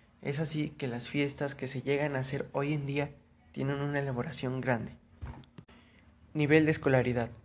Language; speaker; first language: Spanish; native; Spanish